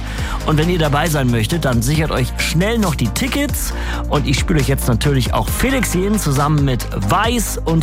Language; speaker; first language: German; native; German